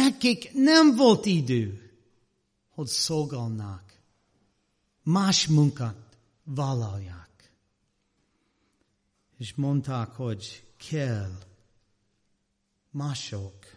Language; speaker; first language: Hungarian; non-native, learner; English